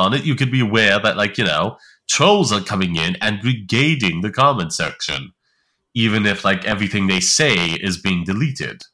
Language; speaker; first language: English; native; English